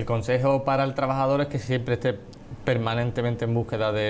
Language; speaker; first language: Spanish; native; Spanish